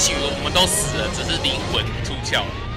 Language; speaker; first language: Chinese; native; Chinese